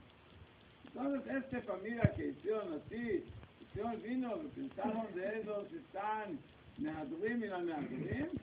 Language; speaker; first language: Spanish; non-native, learner; Hebrew